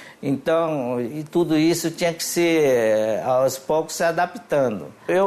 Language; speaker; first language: Portuguese; early bilingual, other home language; Japanese